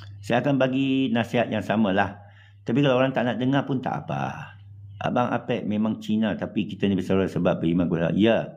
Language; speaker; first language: Malay; non-native, local second language; English